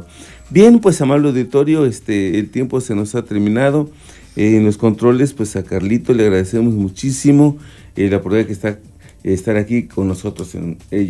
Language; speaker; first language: Spanish; native; Spanish